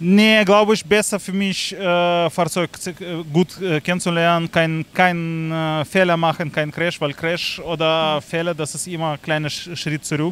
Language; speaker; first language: German; non-native, learner; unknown